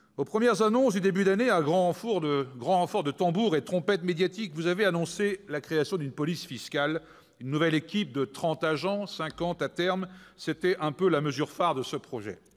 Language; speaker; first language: French; native; French